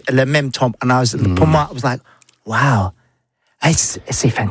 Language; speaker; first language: French; non-native, learner; English